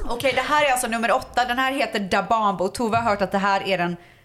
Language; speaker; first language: Swedish; native; Swedish